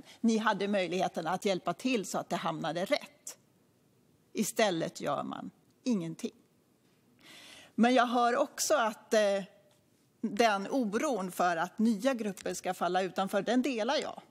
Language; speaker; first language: Swedish; native; Swedish